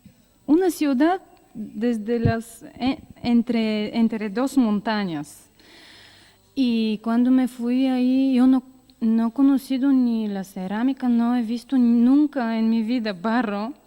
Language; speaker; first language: Spanish; non-native, learner; Bulgarian